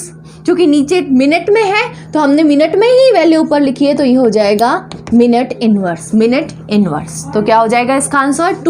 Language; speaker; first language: Hindi; native; Hindi